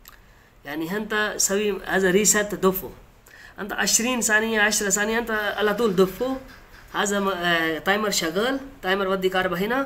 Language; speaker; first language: Arabic; non-native, learner; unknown